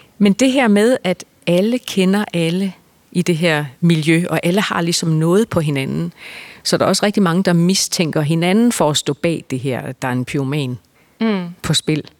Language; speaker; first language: Danish; native; Danish